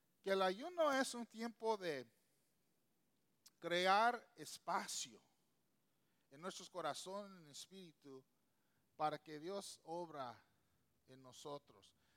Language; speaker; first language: Spanish; non-native, local second language; English